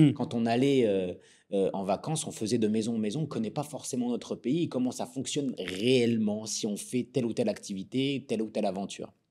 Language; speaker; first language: French; non-native, local second language; Arabic